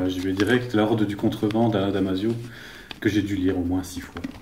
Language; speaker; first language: French; native; French